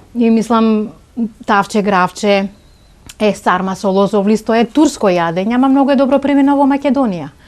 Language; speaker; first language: Macedonian; non-native, local second language; Romany